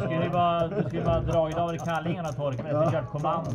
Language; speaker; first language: Swedish; native; Swedish